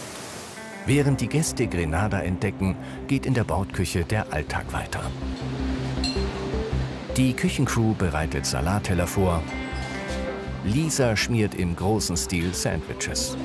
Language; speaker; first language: German; native; German